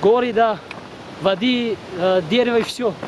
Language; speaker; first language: Russian; non-native, learner; Tajik